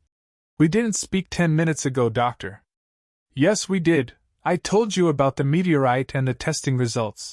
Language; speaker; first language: English; native; English